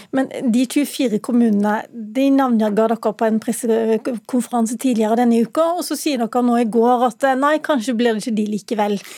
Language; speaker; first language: Norwegian; native; Norwegian